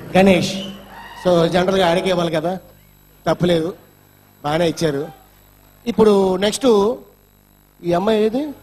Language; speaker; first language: Telugu; native; Telugu